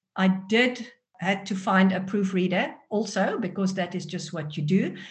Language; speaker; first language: English; non-native, local second language; Afrikaans